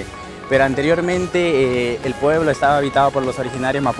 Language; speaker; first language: Spanish; native; Spanish